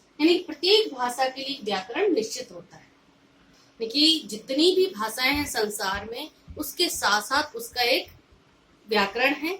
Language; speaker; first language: Hindi; native; Hindi